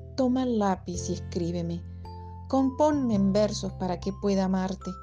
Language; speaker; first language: Spanish; early bilingual, heritage; Spanish